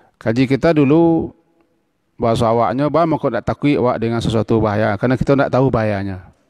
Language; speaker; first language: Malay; non-native, local second language; Minangkabau